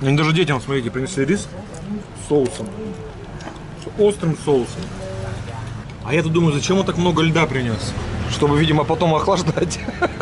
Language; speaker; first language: Russian; native; Russian